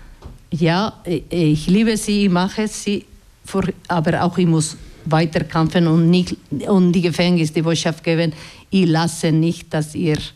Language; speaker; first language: German; non-native, learner; Basque